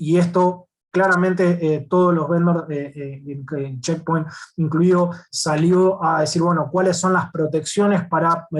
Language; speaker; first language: Spanish; native; Spanish